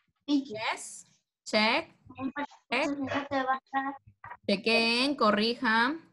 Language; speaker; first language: English; non-native, fluent; Spanish